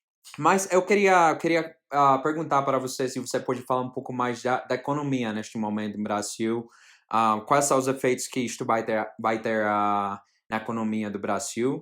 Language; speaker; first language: Portuguese; non-native, fluent; Spanish